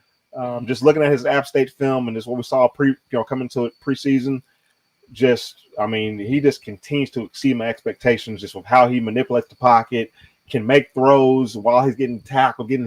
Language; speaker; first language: English; native; English